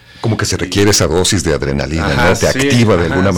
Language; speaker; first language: Spanish; native; Spanish